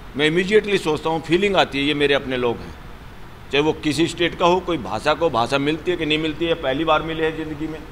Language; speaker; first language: Hindi; native; Hindi